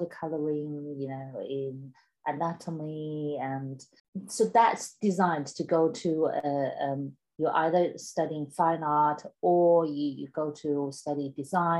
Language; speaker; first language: English; non-native, fluent; Chinese